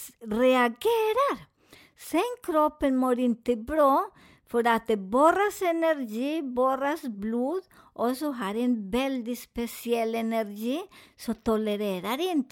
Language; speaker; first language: Swedish; non-native, learner; Spanish